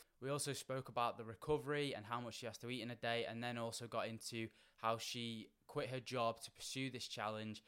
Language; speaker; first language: English; native; English